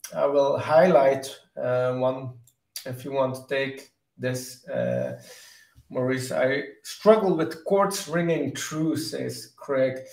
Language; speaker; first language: English; non-native, fluent; Dutch